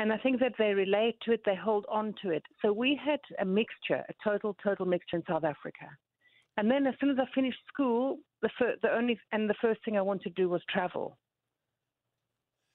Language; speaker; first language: English; native; English